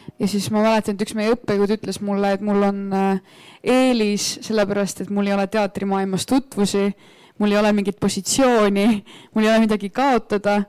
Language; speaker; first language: Estonian; native; Estonian